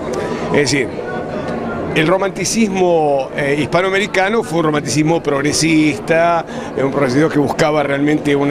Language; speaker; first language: Spanish; native; Spanish